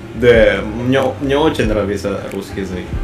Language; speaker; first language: Russian; non-native, learner; Indonesian